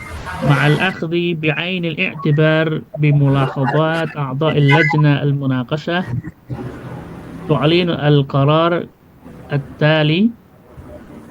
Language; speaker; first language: Arabic; non-native, fluent; Indonesian